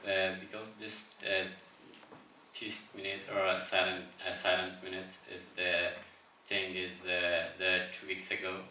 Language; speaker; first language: English; non-native, learner; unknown